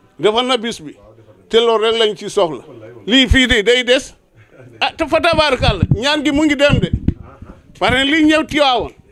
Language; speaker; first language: Wolof; non-native, local second language; Fula